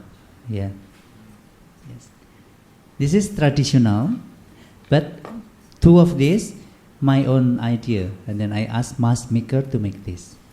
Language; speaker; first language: English; non-native, learner; Indonesian